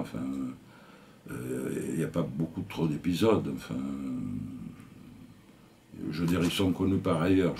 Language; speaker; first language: French; native; French